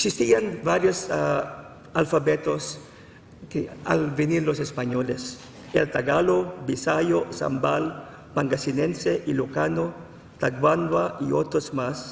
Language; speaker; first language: Spanish; non-native, fluent; Filipino